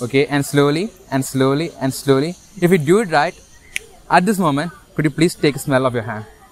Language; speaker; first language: English; non-native, local second language; Malayalam